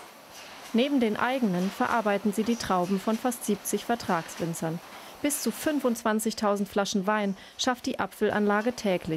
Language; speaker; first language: German; native; German